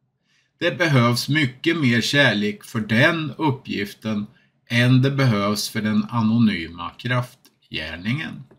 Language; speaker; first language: Swedish; native; Swedish